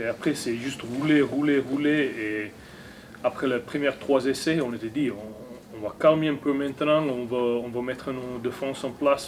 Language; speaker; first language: French; non-native, learner; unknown